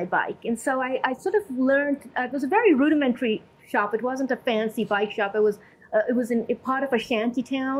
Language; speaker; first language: English; non-native, local second language; Urdu